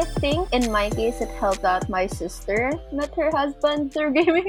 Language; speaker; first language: English; non-native, local second language; Filipino